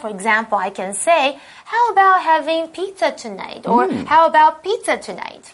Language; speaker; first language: English; non-native, fluent; Chinese